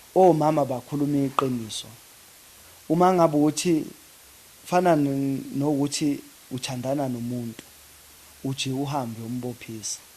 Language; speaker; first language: Zulu; native; Zulu